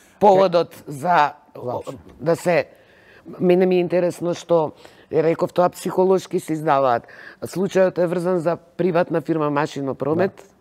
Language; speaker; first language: Macedonian; native; Macedonian